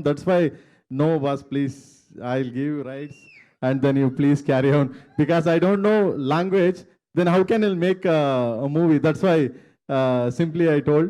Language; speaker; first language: Telugu; non-native, learner; Kannada